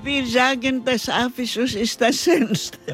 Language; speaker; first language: German; non-native, learner; Greek